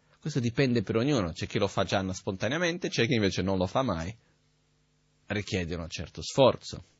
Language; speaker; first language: Italian; native; Italian